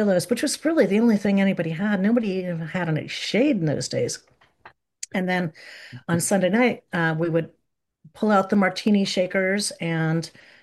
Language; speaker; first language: English; native; English